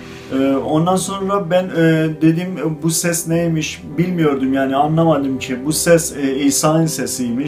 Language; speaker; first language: Turkish; non-native, fluent; Azerbaijani